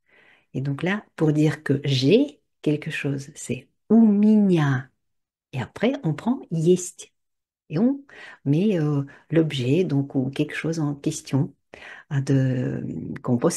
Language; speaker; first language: French; non-native, fluent; Russian